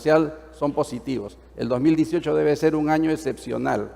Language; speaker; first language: Spanish; native; Spanish